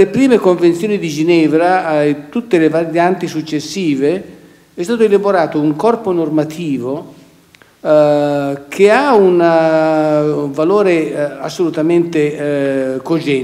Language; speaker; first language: Italian; native; Italian